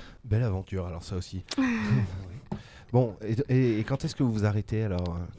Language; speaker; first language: French; native; French